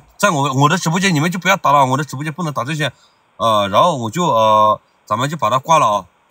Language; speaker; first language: Chinese; native; Chinese